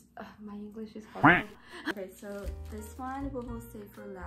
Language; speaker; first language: English; non-native, learner; Russian